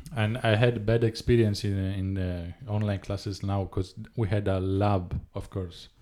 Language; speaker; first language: English; non-native, fluent; Italian